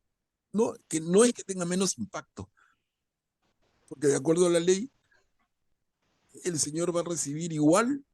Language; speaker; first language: Spanish; native; Spanish